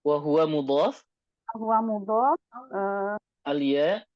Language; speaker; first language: Arabic; non-native, fluent; Indonesian